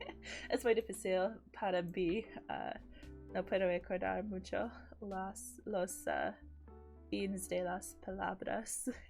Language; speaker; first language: Spanish; non-native, learner; English